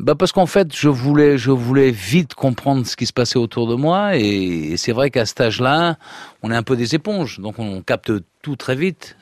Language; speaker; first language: French; early bilingual, other home language; Portuguese